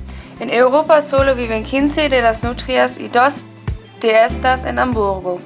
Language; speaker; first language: Spanish; non-native, learner; German